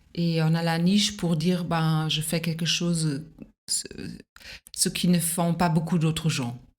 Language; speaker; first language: French; non-native, fluent; German